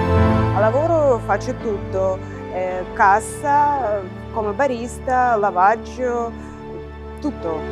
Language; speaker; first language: Italian; non-native, learner; Ukrainian